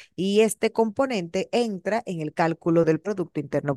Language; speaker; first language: Spanish; native; Spanish